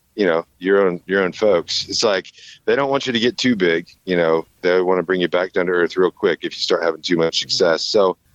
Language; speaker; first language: English; native; English